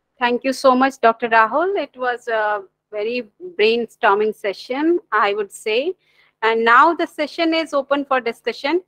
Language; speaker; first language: English; non-native, local second language; Hindi